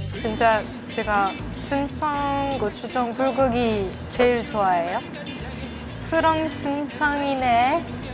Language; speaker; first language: Korean; non-native, fluent; French